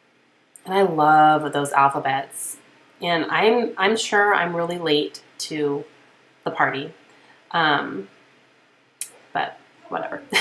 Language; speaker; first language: English; native; English